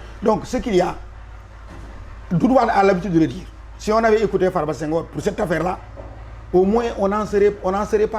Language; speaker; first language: French; non-native, local second language; Wolof